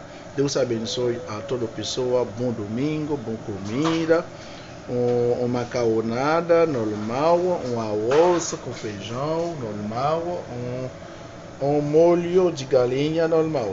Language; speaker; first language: Portuguese; non-native, learner; Haitian Creole